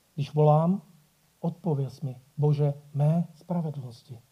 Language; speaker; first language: Czech; native; Czech